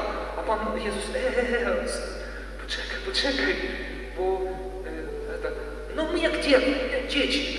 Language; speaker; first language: Polish; non-native, learner; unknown